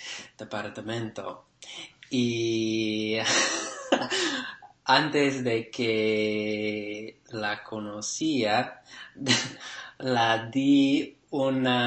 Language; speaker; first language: Spanish; non-native, learner; English